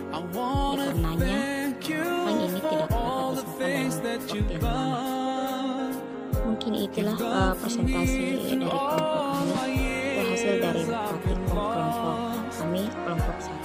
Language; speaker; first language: Indonesian; native; Indonesian